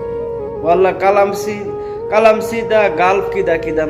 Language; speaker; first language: Arabic; non-native, learner; Bangla